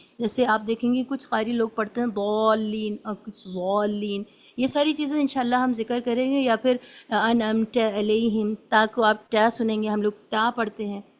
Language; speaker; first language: Urdu; native; Urdu